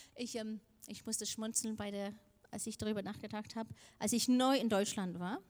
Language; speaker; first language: German; non-native, fluent; Danish